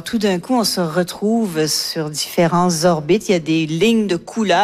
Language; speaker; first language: French; native; French